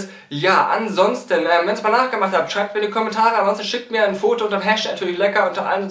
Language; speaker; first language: German; native; German